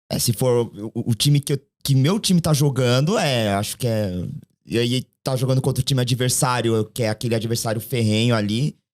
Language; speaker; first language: Portuguese; early bilingual, other home language; Korean